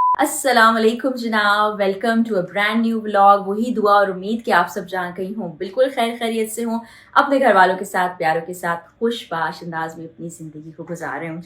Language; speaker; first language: Urdu; native; Urdu